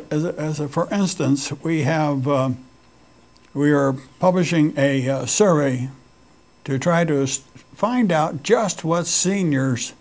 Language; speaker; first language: English; native; English